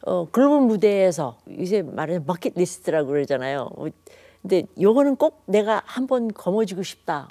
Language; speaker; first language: Korean; native; Korean